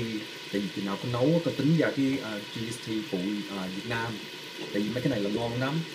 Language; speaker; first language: Vietnamese; early bilingual, heritage; Vietnamese